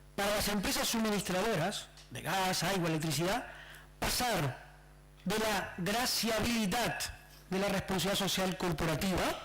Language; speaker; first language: Catalan; non-native, local second language; Spanish